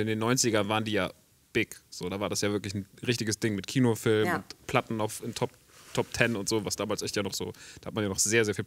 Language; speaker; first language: German; native; German